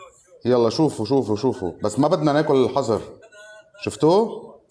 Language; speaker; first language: Arabic; native; Arabic